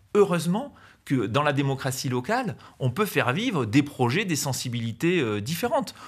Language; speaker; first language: French; native; French